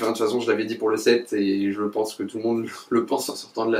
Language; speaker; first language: French; native; French